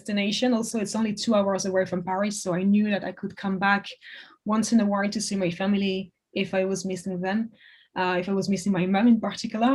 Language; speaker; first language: English; non-native, fluent; French